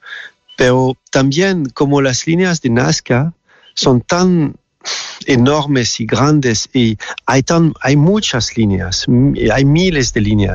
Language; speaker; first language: Spanish; non-native, learner; French